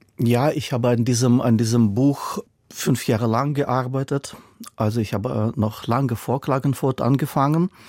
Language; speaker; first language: German; non-native, fluent; Russian